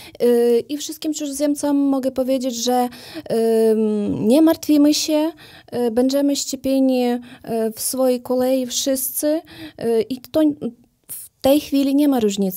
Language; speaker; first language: Polish; non-native, learner; Ukrainian